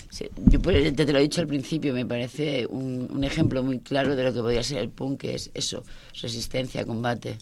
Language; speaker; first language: Spanish; native; Spanish